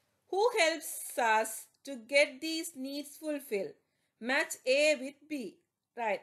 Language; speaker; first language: English; non-native, local second language; Tamil